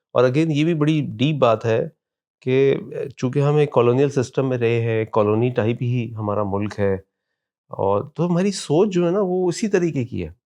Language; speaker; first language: Urdu; native; Urdu